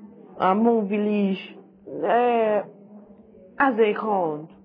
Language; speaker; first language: French; non-native, learner; English